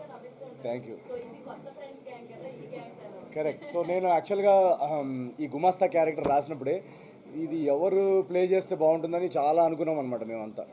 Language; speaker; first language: Telugu; native; Telugu